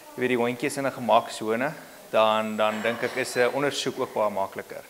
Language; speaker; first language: Afrikaans; native; Afrikaans